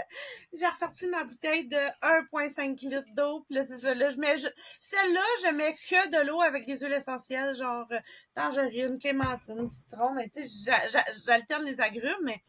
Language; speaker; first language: French; native; French